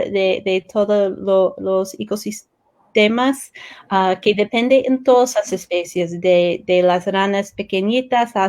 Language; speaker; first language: Spanish; non-native, fluent; English